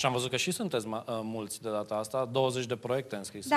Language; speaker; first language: Romanian; native; Romanian